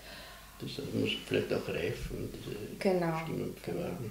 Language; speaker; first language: German; native; German